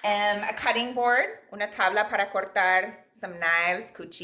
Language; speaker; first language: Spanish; non-native, fluent; English